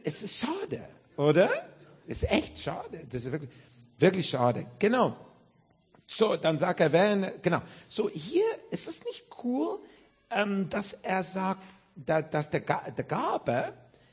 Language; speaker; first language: German; non-native, fluent; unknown